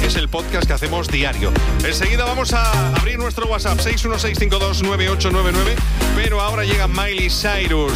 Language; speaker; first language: Spanish; native; Spanish